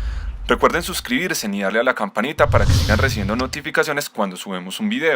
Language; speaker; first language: Spanish; native; Spanish